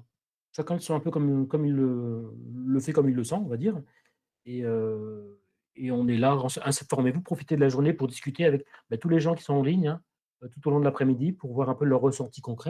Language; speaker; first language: French; native; French